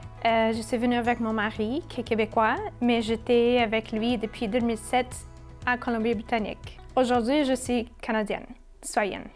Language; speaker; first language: French; non-native, fluent; Portuguese